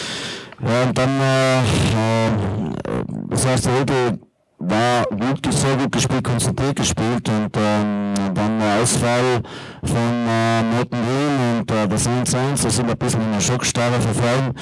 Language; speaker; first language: German; native; German